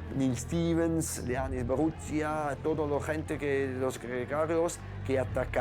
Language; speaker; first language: Spanish; non-native, fluent; German